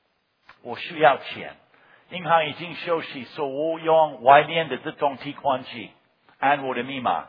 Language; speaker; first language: Chinese; non-native, fluent; English